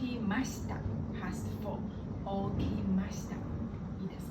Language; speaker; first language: Japanese; non-native, fluent; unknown